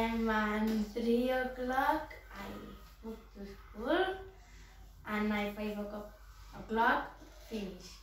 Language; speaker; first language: English; non-native, learner; Catalan